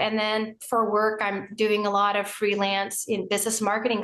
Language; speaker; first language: English; native; English